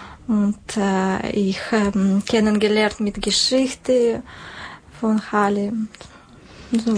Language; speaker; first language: German; non-native, learner; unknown